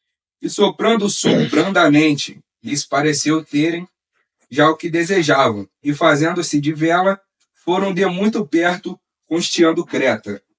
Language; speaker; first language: Portuguese; native; Portuguese